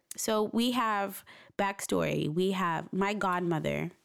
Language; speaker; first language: English; non-native, local second language; Shona